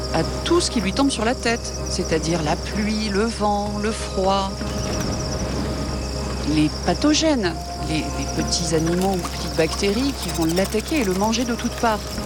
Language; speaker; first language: French; native; French